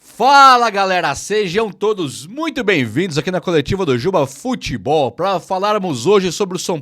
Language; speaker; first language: Portuguese; native; Portuguese